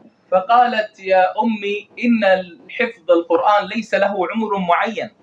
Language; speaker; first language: Arabic; native; Arabic